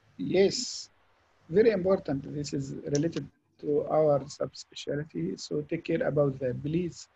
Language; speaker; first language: English; non-native, fluent; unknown